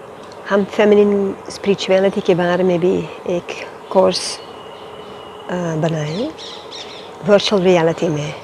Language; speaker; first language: Hindi; non-native, fluent; Dutch